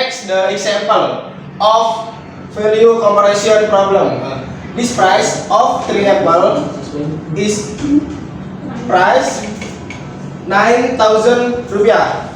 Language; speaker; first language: English; non-native, learner; Indonesian